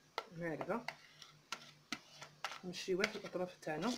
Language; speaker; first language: Arabic; native; Arabic